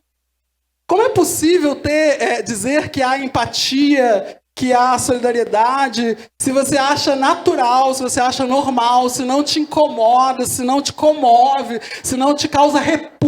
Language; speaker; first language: Portuguese; native; Portuguese